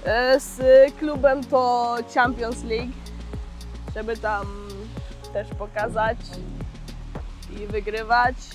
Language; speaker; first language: Polish; early bilingual, heritage; Polish